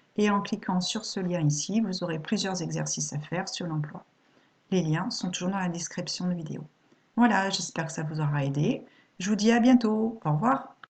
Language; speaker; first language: French; native; French